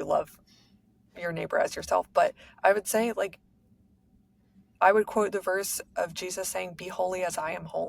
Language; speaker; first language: English; native; English